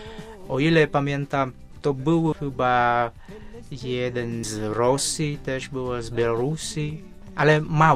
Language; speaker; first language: Polish; non-native, fluent; Vietnamese